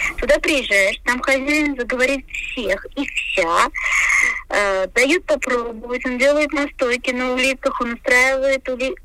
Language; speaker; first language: Russian; native; Russian